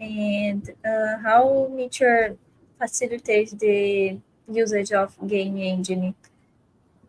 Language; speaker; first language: English; non-native, fluent; Portuguese